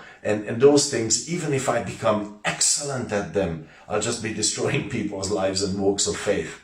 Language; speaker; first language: English; non-native, fluent; Hungarian